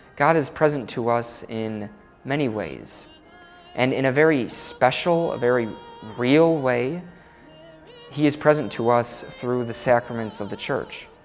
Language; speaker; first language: English; native; English